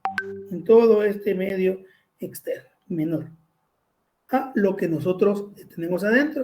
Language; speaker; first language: Spanish; native; Spanish